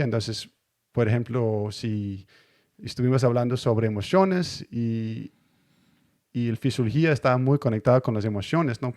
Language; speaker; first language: Spanish; non-native, learner; Danish